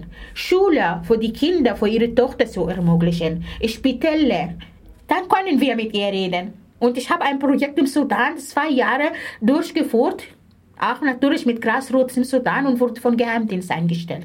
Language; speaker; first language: German; non-native, fluent; Arabic